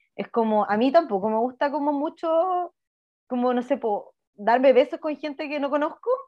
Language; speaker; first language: Spanish; native; Spanish